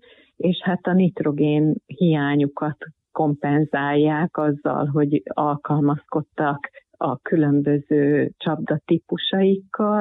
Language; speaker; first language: Hungarian; native; Hungarian